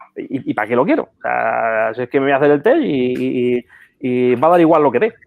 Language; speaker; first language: Spanish; native; Spanish